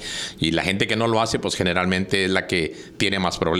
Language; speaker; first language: Spanish; native; Spanish